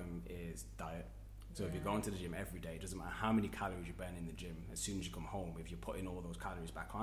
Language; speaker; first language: English; native; English